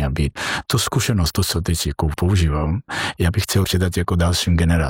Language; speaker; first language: Czech; non-native, learner; Georgian